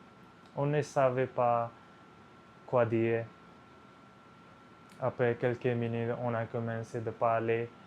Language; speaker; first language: French; non-native, learner; Punjabi